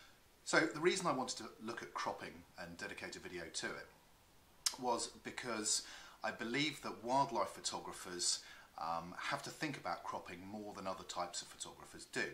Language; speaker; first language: English; native; English